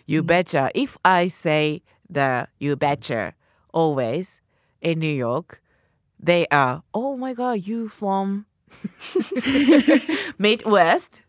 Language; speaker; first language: English; non-native, learner; Japanese